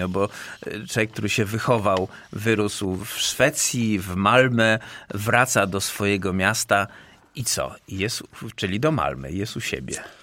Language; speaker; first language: Polish; native; Polish